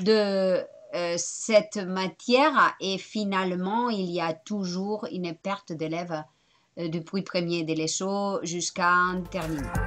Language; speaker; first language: French; non-native, fluent; Spanish